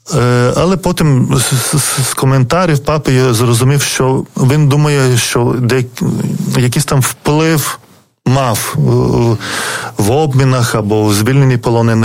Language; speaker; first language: Ukrainian; non-native, fluent; Lithuanian